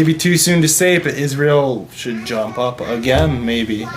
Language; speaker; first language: English; native; English